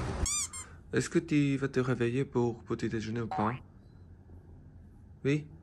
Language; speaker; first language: French; non-native, fluent; Korean